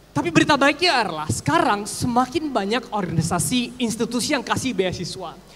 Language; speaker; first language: Indonesian; native; Indonesian